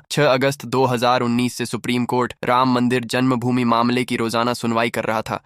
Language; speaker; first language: Hindi; native; Hindi